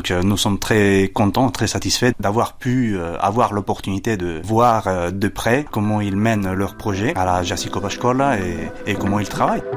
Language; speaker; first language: French; non-native, fluent; Spanish